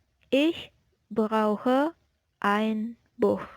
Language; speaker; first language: German; non-native, fluent; Indonesian